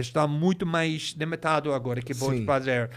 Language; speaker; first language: Portuguese; non-native, fluent; English